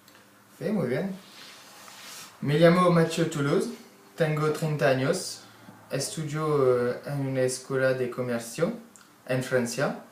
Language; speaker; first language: Spanish; non-native, learner; French